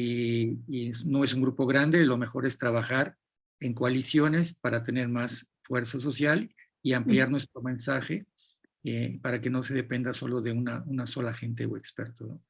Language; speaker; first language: Spanish; native; Spanish